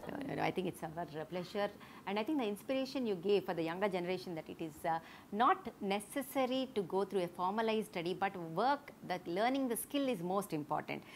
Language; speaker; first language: English; non-native, local second language; Telugu